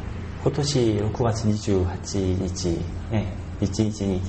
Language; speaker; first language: Japanese; non-native, learner; Korean